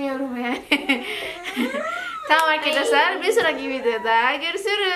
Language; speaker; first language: Turkish; non-native, learner; Indonesian